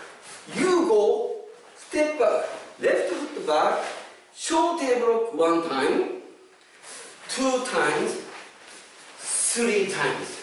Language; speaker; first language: English; non-native, fluent; Japanese